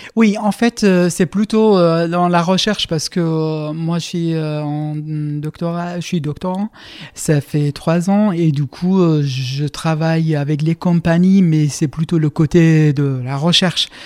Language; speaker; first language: French; non-native, fluent; Kurdish